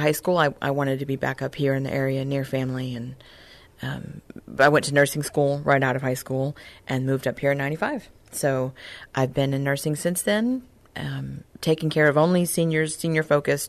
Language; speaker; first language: English; native; English